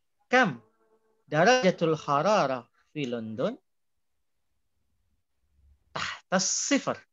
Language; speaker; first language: Arabic; non-native, fluent; Indonesian